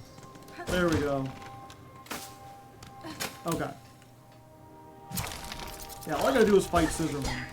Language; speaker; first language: English; native; English